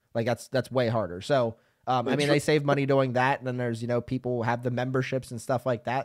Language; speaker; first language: English; native; English